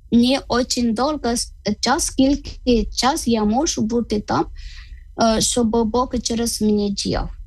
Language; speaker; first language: Ukrainian; non-native, learner; Malayalam